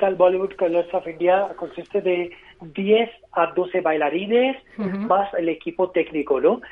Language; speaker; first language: Spanish; non-native, fluent; Hindi